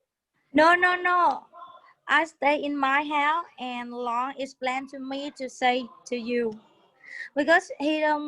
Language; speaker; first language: English; non-native, learner; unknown